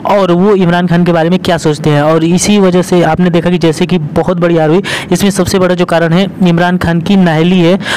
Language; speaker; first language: Hindi; native; Hindi